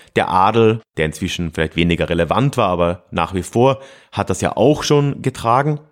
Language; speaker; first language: German; native; German